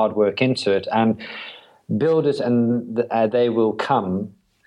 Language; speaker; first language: English; native; English